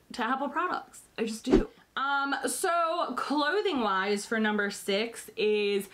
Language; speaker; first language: English; native; English